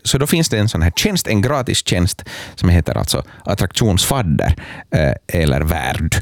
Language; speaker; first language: Swedish; native; Swedish